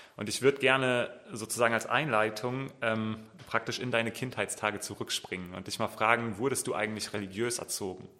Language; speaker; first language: German; native; German